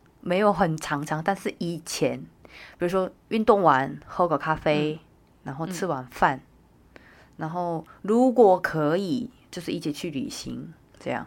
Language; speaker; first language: Chinese; non-native, fluent; Korean